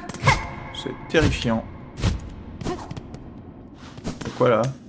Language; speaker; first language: French; native; French